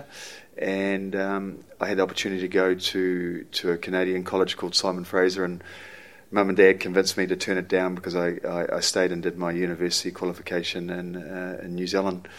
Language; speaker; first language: English; native; English